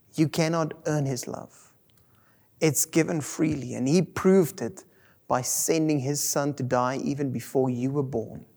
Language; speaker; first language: English; non-native, local second language; Afrikaans